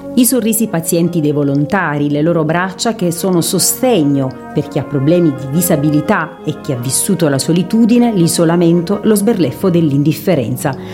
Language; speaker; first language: Italian; native; Italian